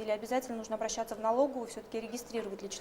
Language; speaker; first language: Russian; native; Russian